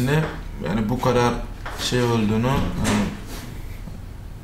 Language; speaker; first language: Turkish; non-native, fluent; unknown